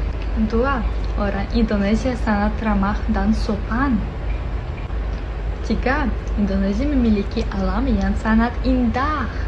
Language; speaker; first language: Indonesian; non-native, fluent; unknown